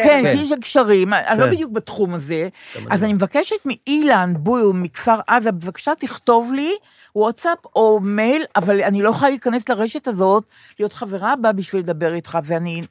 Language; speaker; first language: Hebrew; native; Hebrew